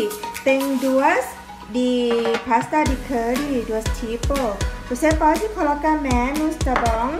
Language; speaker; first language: Portuguese; non-native, learner; Thai